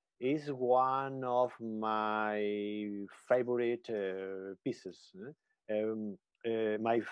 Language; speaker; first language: English; non-native, learner; Spanish